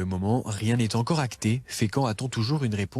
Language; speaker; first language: French; native; French